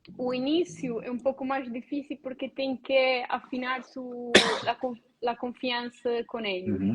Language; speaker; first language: Portuguese; non-native, learner; Italian